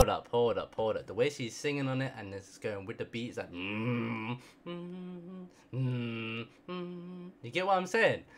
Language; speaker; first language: English; native; English